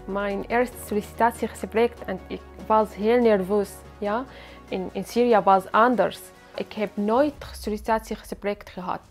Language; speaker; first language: Dutch; non-native, learner; Arabic